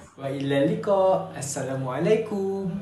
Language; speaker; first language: Arabic; non-native, learner; Malay